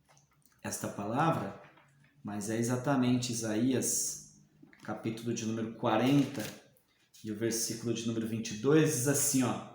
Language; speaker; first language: Portuguese; native; Portuguese